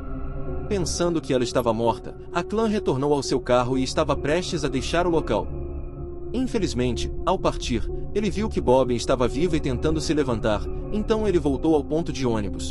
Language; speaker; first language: Portuguese; native; Portuguese